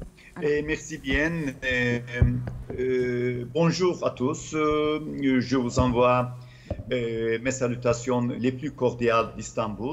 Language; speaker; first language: French; non-native, fluent; Turkish